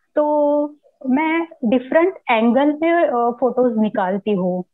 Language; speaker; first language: Hindi; non-native, local second language; Marathi